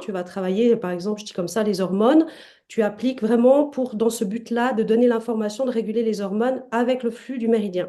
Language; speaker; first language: French; native; French